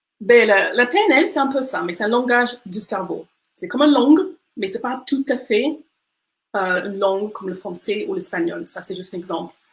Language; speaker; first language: French; non-native, fluent; English